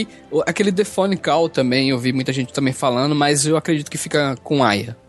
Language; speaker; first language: Portuguese; native; Portuguese